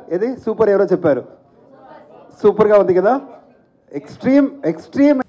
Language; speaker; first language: Telugu; non-native, learner; Tamil